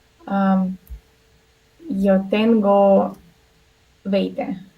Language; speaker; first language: Spanish; non-native, learner; Russian